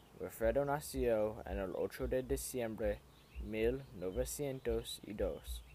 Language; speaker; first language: Spanish; non-native, learner; English